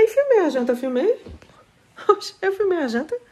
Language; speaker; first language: Portuguese; native; Portuguese